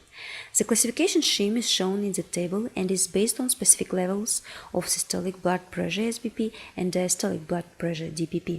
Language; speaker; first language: English; non-native, fluent; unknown